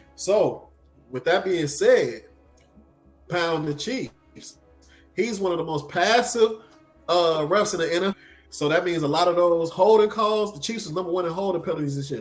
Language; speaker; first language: English; native; English